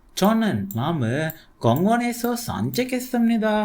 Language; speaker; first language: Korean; non-native, local second language; Sinhala